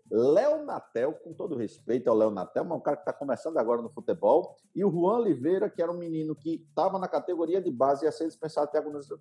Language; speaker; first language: Portuguese; native; Portuguese